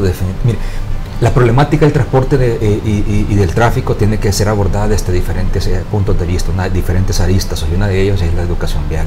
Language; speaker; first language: Spanish; native; Spanish